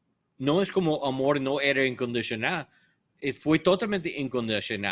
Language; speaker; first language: Spanish; non-native, learner; English